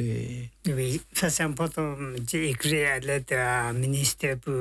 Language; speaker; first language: French; non-native, learner; Tibetan